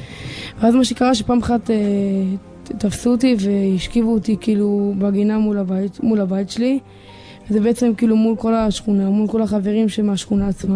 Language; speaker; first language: Hebrew; native; Hebrew